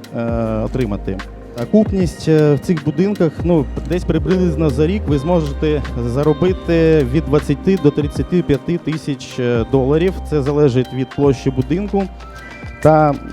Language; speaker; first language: Ukrainian; non-native, local second language; Russian